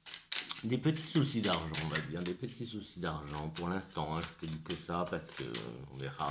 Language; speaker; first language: French; native; French